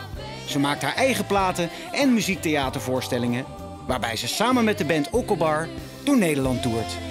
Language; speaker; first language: Dutch; native; Dutch